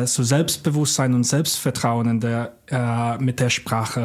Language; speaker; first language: German; non-native, fluent; English